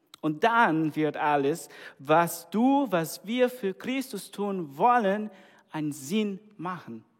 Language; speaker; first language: German; non-native, fluent; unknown